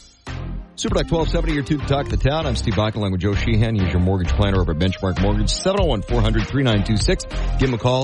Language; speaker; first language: English; native; English